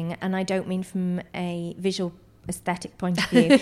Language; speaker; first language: English; native; English